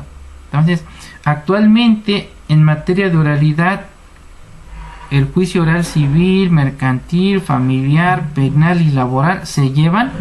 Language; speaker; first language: Spanish; native; Spanish